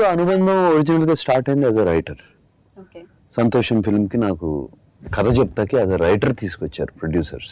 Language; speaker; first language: Telugu; native; Telugu